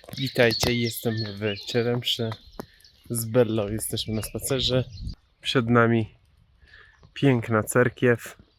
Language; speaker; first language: Polish; non-native, fluent; Persian